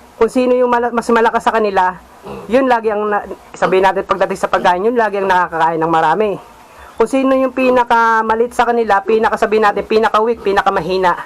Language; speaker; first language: Filipino; native; Filipino